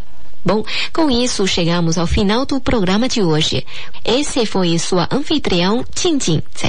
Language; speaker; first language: Portuguese; non-native, fluent; Chinese